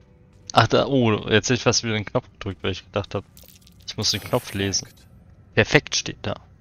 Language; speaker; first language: German; native; German